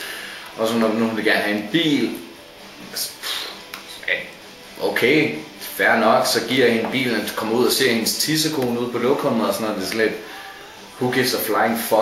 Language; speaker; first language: Danish; native; Danish